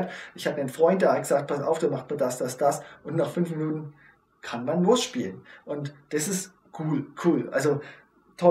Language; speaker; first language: German; native; German